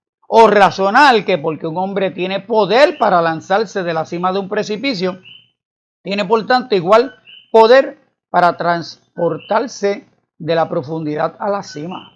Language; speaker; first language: Spanish; native; Spanish